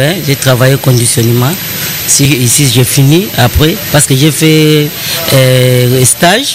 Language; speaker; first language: French; non-native, learner; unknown